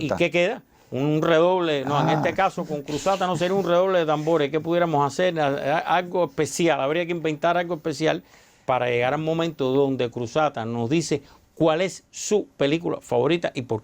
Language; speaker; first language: Spanish; native; Spanish